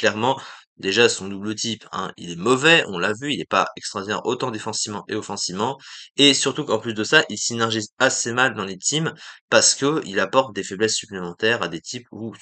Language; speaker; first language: French; native; French